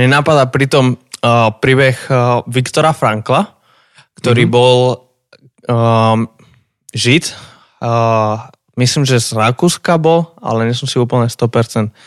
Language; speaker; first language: Slovak; native; Slovak